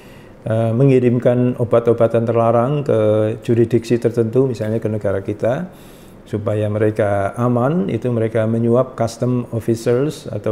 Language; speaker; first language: Indonesian; native; Indonesian